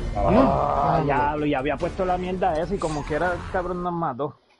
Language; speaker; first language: Spanish; native; Spanish